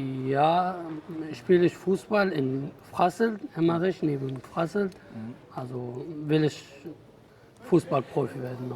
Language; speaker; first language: German; non-native, learner; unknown